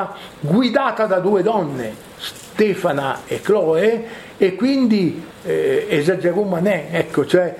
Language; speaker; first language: Italian; native; Italian